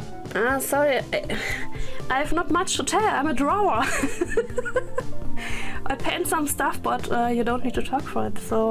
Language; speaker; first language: English; non-native, learner; German